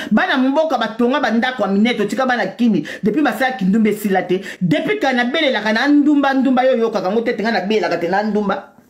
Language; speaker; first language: Lingala; native; Lingala